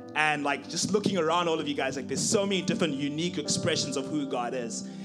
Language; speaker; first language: English; non-native, local second language; Shona